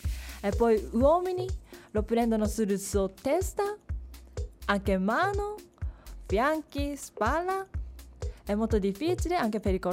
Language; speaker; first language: Italian; non-native, learner; Japanese